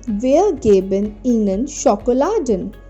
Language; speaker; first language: German; non-native, fluent; Hindi